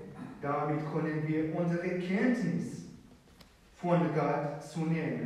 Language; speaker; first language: German; non-native, fluent; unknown